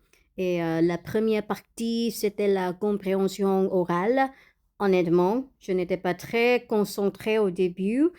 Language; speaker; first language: French; non-native, learner; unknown